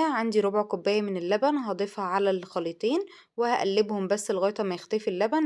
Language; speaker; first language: Arabic; native; Arabic